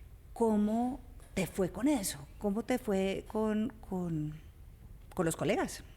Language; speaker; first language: Spanish; native; Spanish